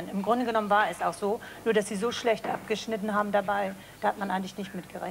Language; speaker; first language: German; native; German